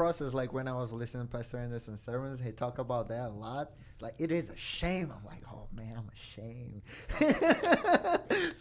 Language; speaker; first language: English; non-native, fluent; Portuguese